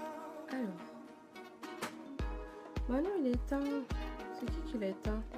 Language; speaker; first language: French; native; French